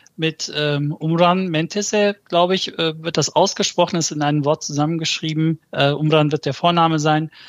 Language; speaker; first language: German; early bilingual, other home language; Turkish